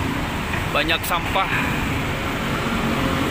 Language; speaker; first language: Indonesian; non-native, local second language; Javanese